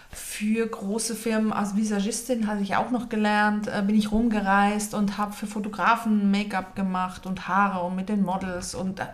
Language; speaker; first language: German; native; German